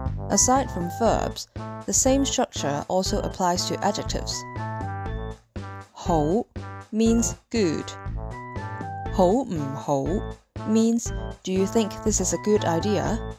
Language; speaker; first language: English; non-native, local second language; Cantonese